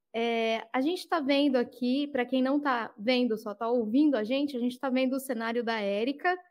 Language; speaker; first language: Portuguese; native; Portuguese